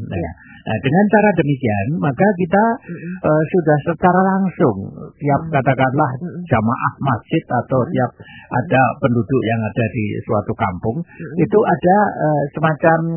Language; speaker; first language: Indonesian; non-native, local second language; Javanese